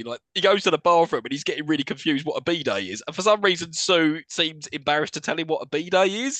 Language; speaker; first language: English; native; English